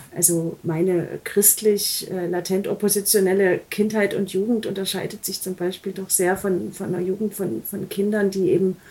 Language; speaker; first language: German; native; German